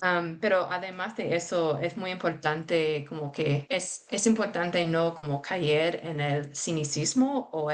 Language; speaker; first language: Spanish; non-native, fluent; English